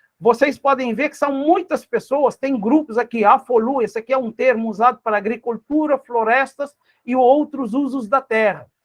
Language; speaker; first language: Portuguese; non-native, local second language; Kabuverdianu